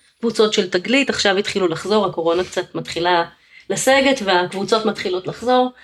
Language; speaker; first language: Hebrew; native; Hebrew